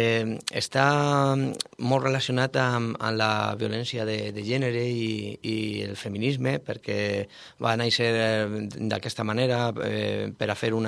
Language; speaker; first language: Catalan; non-native, learner; Spanish